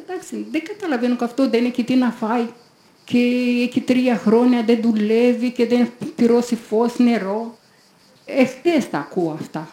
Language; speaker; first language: Greek; non-native, learner; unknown